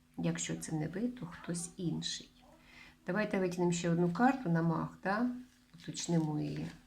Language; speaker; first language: Ukrainian; non-native, local second language; Russian